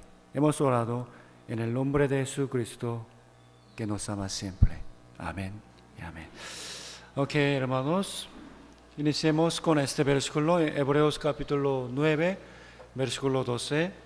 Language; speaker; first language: Spanish; non-native, fluent; Korean